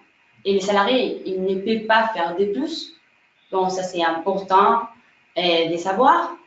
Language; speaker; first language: French; non-native, fluent; Spanish